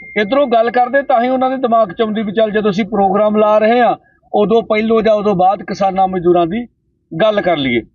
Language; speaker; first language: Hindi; non-native, local second language; Punjabi